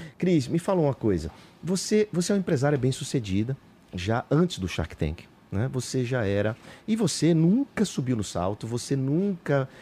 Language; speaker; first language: Portuguese; native; Portuguese